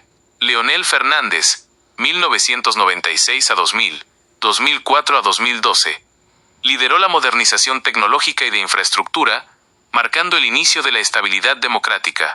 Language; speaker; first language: Spanish; native; Spanish